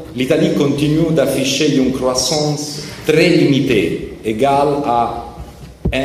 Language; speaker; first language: French; non-native, learner; Italian